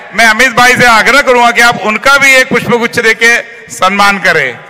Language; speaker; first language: Hindi; non-native, local second language; Marathi